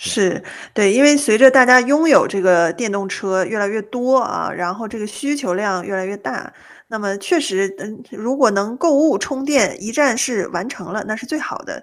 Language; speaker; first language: Chinese; native; Chinese